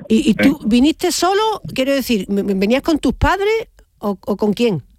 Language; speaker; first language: Spanish; native; Spanish